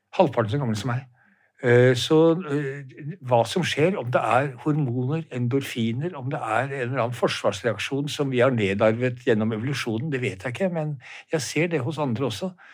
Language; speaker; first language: Norwegian; native; Norwegian